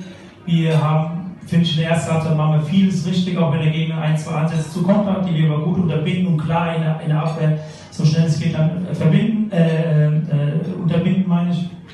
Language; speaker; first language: German; native; German